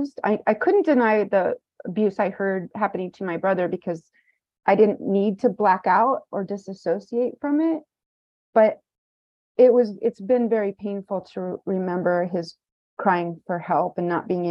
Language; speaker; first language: English; native; English